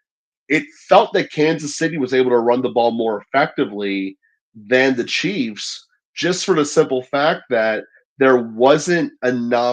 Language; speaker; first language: English; native; English